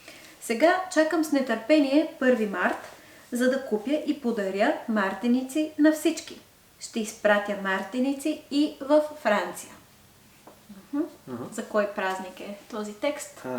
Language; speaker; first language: Bulgarian; non-native, fluent; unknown